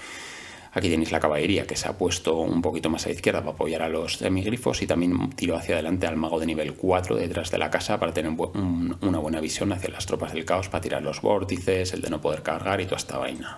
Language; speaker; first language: Spanish; native; Spanish